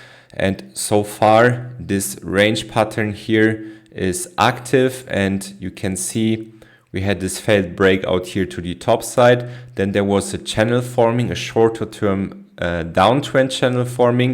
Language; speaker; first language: English; non-native, fluent; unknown